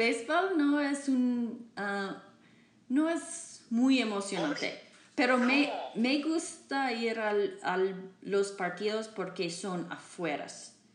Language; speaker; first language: Spanish; non-native, learner; English